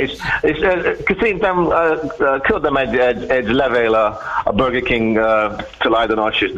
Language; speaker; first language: Hungarian; non-native, learner; English